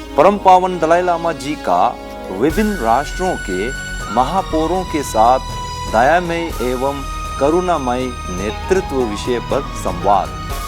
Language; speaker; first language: Hindi; non-native, local second language; Tibetan